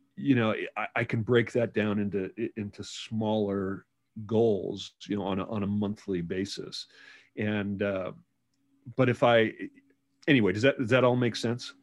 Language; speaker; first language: English; native; English